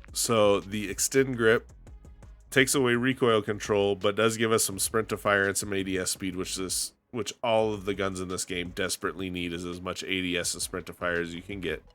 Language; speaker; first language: English; native; English